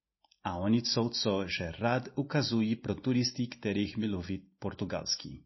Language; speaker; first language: Czech; non-native, learner; Portuguese